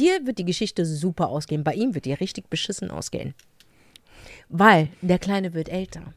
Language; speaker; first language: German; native; German